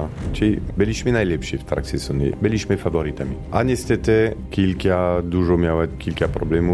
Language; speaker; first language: Polish; non-native, fluent; Italian